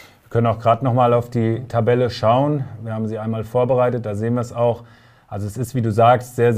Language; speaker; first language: German; native; German